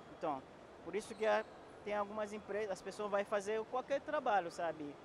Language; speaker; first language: Portuguese; non-native, fluent; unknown